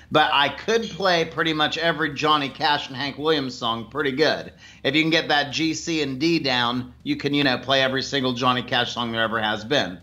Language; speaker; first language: English; native; English